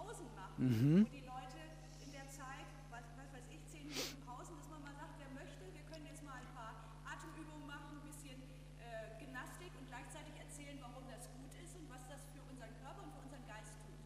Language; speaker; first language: German; non-native, fluent; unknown